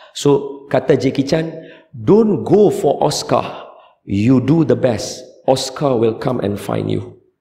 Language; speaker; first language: English; non-native, local second language; Malay